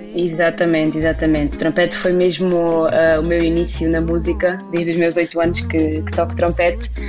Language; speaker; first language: Portuguese; native; Portuguese